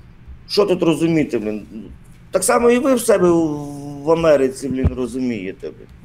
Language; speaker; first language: Ukrainian; native; Ukrainian